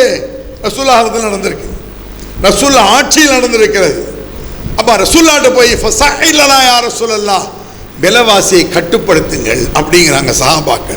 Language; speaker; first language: Tamil; native; Tamil